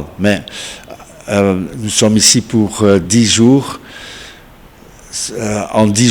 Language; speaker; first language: French; non-native, local second language; Dutch